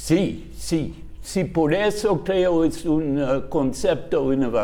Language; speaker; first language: Spanish; non-native, fluent; English